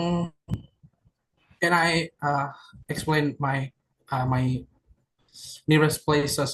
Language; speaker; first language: English; non-native, learner; Indonesian